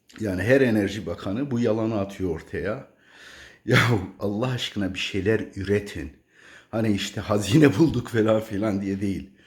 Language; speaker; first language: Turkish; native; Turkish